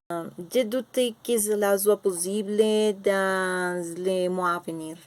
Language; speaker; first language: French; non-native, learner; Spanish